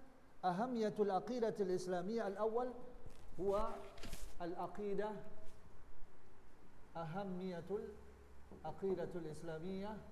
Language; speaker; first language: Arabic; non-native, learner; Indonesian